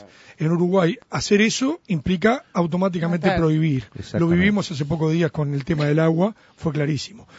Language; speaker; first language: Spanish; native; Spanish